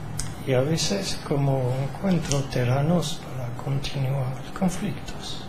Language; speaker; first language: Spanish; non-native, learner; French